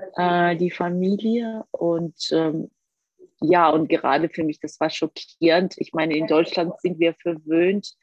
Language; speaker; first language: German; non-native, fluent; Georgian